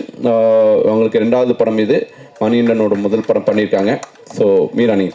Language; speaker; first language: Tamil; native; Tamil